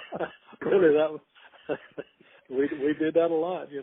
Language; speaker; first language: English; native; English